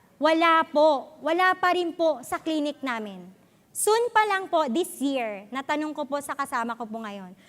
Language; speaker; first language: Filipino; native; Filipino